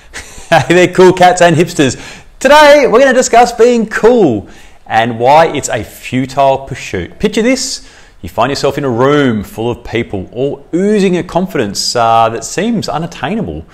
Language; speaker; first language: English; native; English